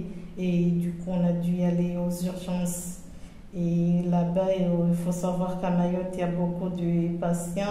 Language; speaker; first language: French; non-native, local second language; Comorian